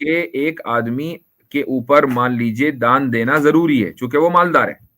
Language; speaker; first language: Hindi; native; Hindi